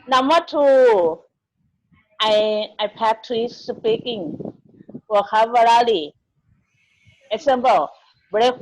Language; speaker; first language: English; non-native, learner; Thai